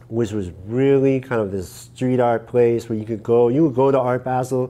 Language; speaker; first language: English; native; English